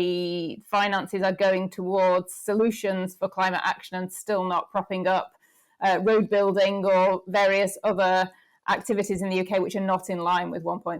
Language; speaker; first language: English; native; English